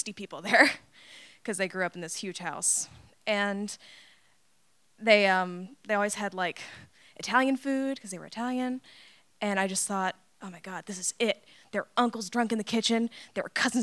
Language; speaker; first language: English; native; English